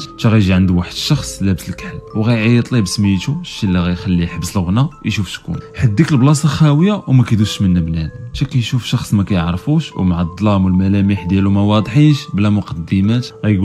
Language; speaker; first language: Arabic; native; Arabic